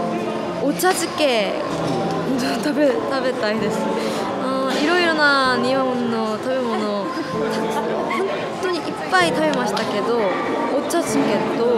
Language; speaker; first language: Japanese; non-native, learner; Korean